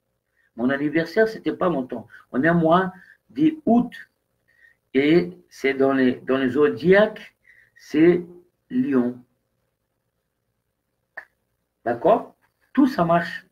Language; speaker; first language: French; non-native, learner; Portuguese